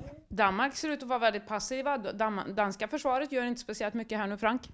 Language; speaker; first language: Swedish; native; Swedish